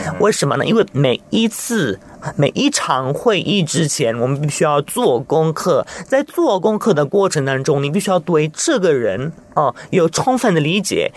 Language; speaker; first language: Chinese; non-native, fluent; Italian